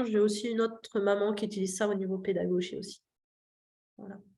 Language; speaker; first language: French; native; French